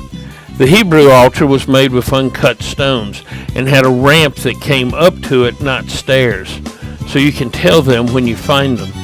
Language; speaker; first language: English; native; English